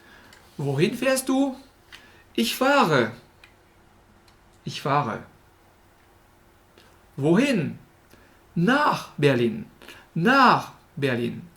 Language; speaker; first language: German; non-native, fluent; French